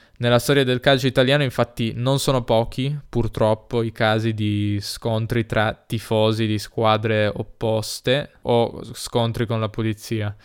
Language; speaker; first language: Italian; native; Italian